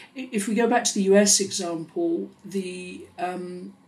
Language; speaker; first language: English; native; English